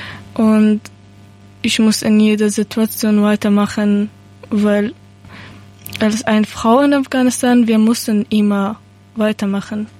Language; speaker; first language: German; non-native, learner; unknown